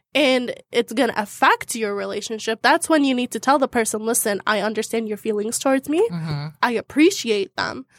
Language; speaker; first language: English; early bilingual, heritage; Arabic